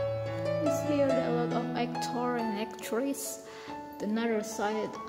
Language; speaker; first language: English; non-native, learner; Indonesian